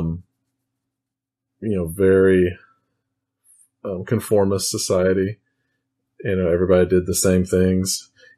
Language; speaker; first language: English; native; English